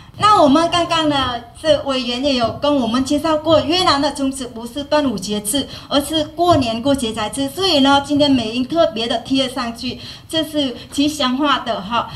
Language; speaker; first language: Chinese; non-native, fluent; Vietnamese